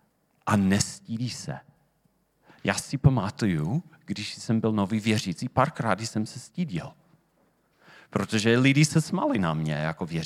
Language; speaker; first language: Czech; non-native, fluent; English